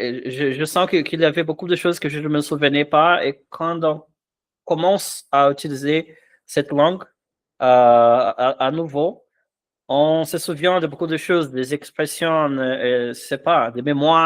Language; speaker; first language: French; non-native, fluent; Portuguese